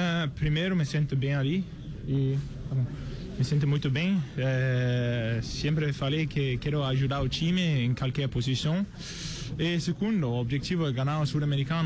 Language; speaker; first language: Portuguese; non-native, fluent; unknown